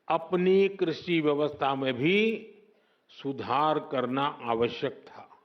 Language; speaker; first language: Hindi; non-native, local second language; Gujarati